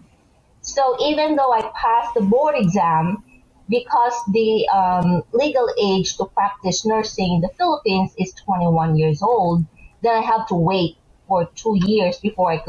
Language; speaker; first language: English; non-native, local second language; Hiligaynon